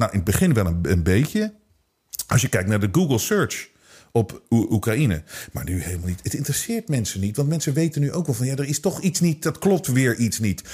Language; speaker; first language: Dutch; native; Dutch